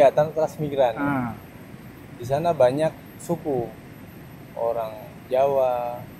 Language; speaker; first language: Indonesian; non-native, fluent; German